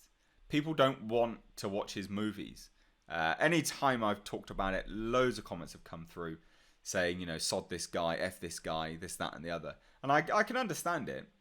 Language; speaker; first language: English; native; English